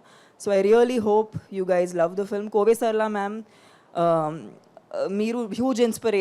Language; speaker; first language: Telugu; non-native, fluent; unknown